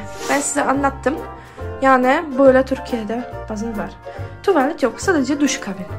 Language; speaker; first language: Turkish; non-native, learner; Polish